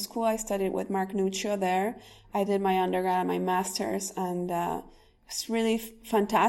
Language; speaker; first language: English; non-native, fluent; Spanish